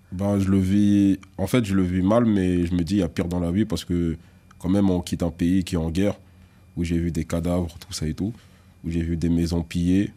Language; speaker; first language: French; early bilingual, other home language; Lingala